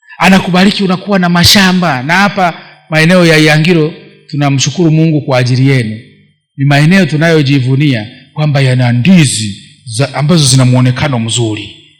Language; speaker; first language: Swahili; non-native, local second language; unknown